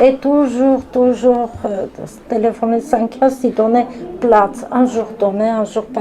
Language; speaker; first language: French; non-native, learner; Russian